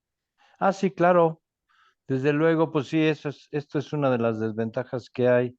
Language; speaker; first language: Spanish; native; Spanish